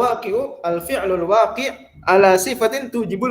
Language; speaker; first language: Arabic; non-native, fluent; Indonesian